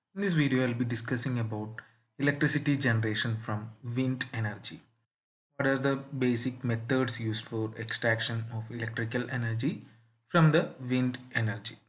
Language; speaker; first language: English; non-native, local second language; Malayalam